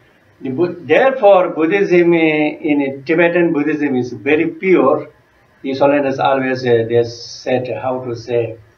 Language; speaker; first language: English; non-native, learner; Tibetan